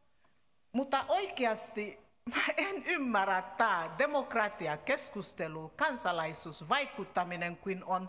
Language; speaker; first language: Finnish; non-native, learner; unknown